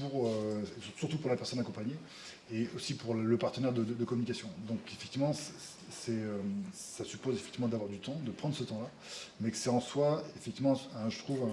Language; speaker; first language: French; native; French